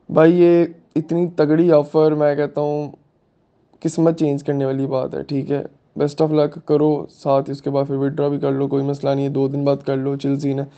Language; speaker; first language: Urdu; native; Urdu